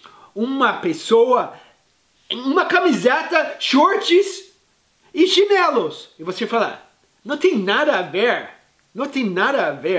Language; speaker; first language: Portuguese; non-native, fluent; English